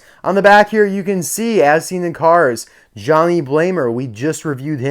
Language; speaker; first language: English; native; English